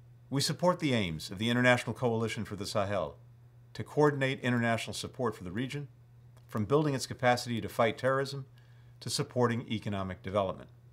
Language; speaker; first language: English; native; English